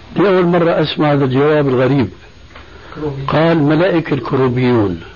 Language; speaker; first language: Arabic; early bilingual, other home language; Albanian